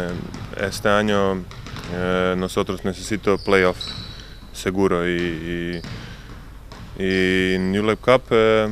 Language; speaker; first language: Spanish; non-native, learner; Serbian